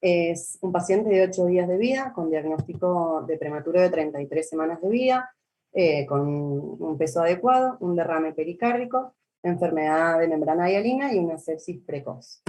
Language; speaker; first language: Spanish; native; Spanish